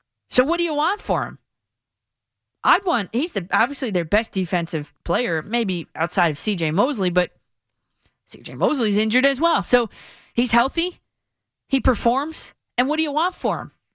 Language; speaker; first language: English; native; English